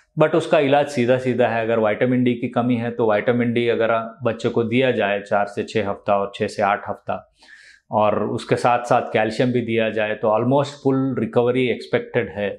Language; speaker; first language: Hindi; non-native, local second language; Telugu